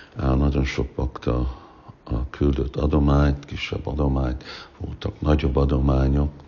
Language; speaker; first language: Hungarian; early bilingual, heritage; Hungarian